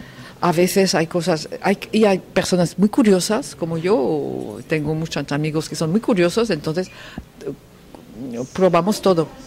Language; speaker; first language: Spanish; non-native, fluent; French